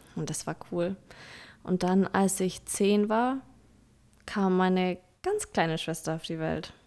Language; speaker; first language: German; native; German